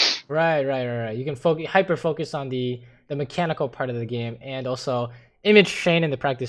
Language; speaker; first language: English; native; English